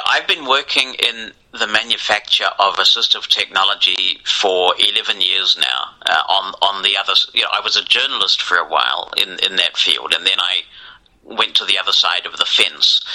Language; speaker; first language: English; native; English